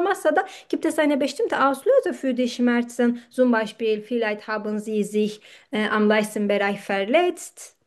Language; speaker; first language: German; non-native, fluent; Turkish